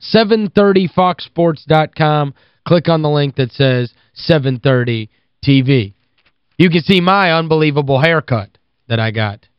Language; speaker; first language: English; native; English